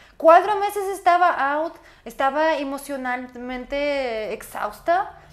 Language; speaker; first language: Spanish; native; Spanish